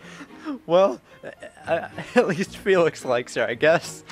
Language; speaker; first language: English; native; English